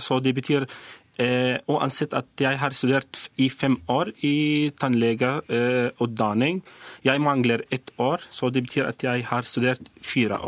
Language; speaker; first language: Norwegian; non-native, learner; Arabic